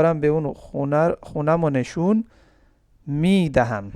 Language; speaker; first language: Persian; non-native, fluent; Urdu